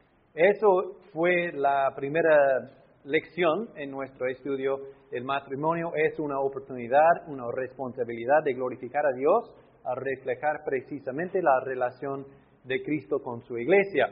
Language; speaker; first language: Spanish; non-native, fluent; English